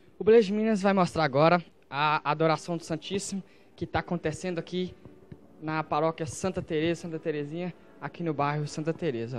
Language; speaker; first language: Portuguese; native; Portuguese